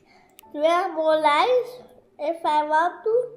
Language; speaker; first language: English; non-native, learner; Dutch